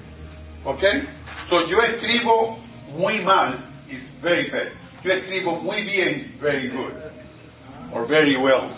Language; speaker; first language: Spanish; non-native, fluent; English